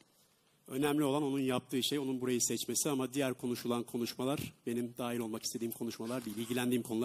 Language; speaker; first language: Turkish; native; Turkish